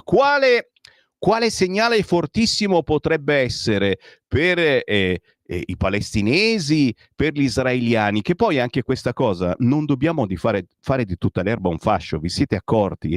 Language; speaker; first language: Italian; native; Italian